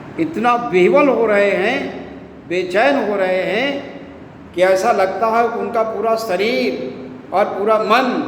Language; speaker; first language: Hindi; native; Hindi